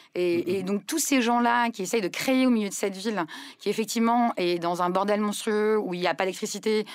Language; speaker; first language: French; non-native, local second language; Arabic